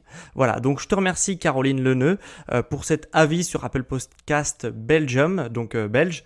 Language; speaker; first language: French; native; French